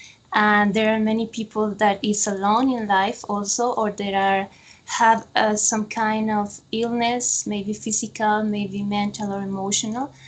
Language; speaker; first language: English; non-native, fluent; Spanish